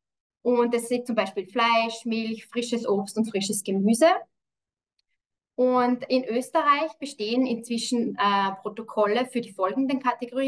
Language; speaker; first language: German; native; German